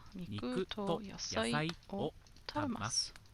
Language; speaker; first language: Japanese; non-native, learner; English